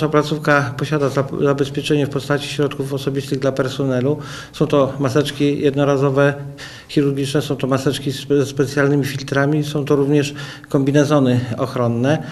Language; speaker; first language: Polish; native; Polish